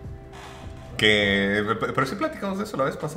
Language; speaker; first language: Spanish; native; Spanish